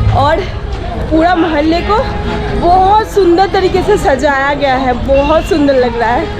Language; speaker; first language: Hindi; non-native, local second language; Bangla